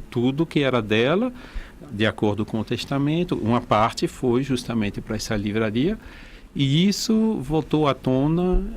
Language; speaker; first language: Portuguese; non-native, fluent; French